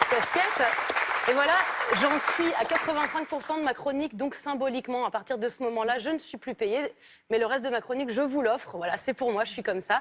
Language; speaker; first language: French; native; French